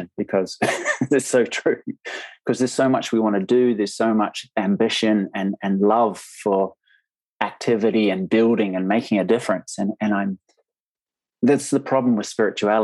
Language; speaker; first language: English; native; English